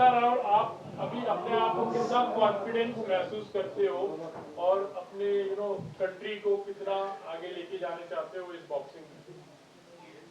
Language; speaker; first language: Hindi; native; Hindi